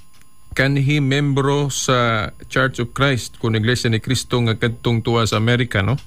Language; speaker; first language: Cebuano; native; Cebuano